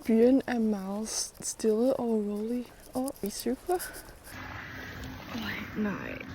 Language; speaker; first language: Danish; non-native, learner; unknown